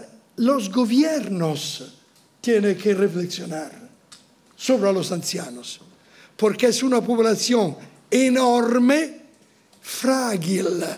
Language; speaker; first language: Spanish; non-native, fluent; Italian